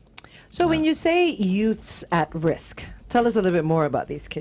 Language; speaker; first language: English; native; English